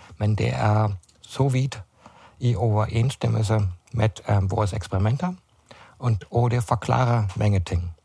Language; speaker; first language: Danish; non-native, fluent; German